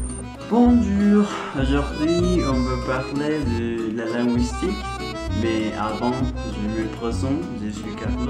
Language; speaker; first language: French; non-native, learner; Spanish